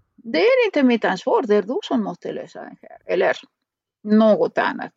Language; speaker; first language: Swedish; non-native, fluent; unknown